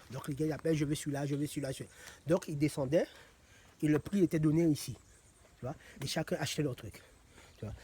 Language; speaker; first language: French; non-native, local second language; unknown